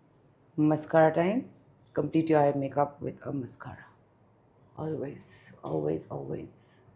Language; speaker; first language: English; non-native, local second language; Bangla